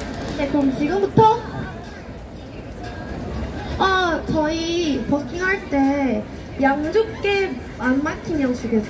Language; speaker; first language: Korean; non-native, fluent; Chinese